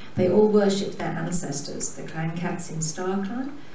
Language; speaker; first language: English; native; English